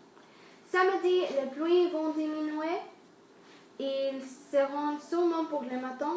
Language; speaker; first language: French; non-native, learner; Spanish